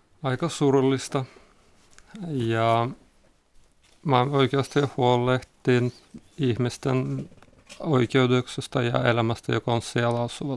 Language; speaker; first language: Finnish; non-native, learner; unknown